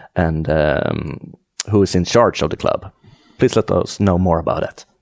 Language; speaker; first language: English; non-native, fluent; Swedish